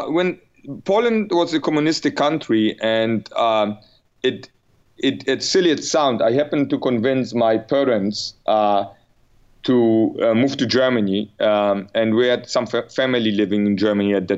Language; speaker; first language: English; non-native, fluent; Polish